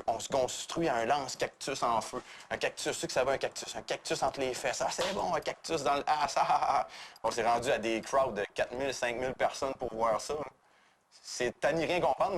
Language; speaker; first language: French; native; French